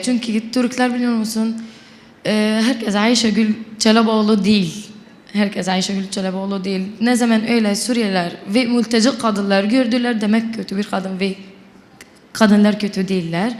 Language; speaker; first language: Turkish; non-native, local second language; Arabic